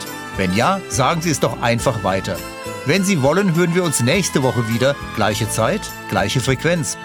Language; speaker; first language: German; native; German